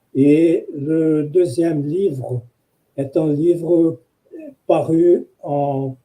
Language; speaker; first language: French; non-native, fluent; Portuguese